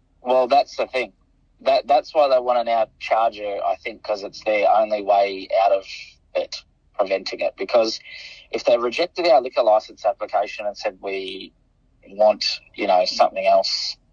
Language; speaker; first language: English; native; English